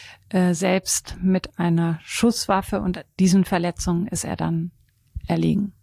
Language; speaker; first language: German; native; German